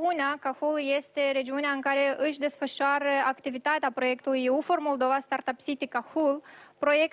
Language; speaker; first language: Romanian; native; Romanian